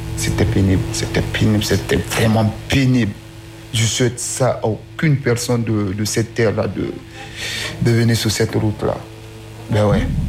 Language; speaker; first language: French; non-native, local second language; Susu